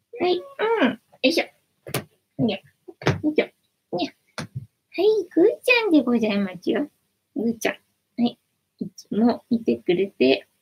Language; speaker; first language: Japanese; native; Japanese